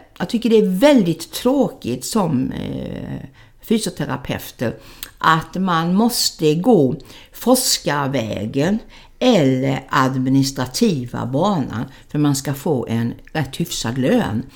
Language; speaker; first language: Swedish; native; Swedish